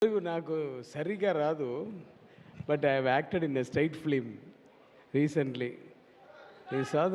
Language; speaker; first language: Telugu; non-native, learner; Tamil